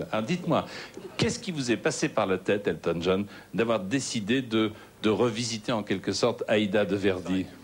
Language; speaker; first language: French; native; French